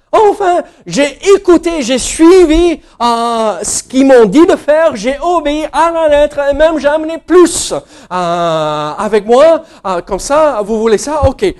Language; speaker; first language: French; non-native, fluent; English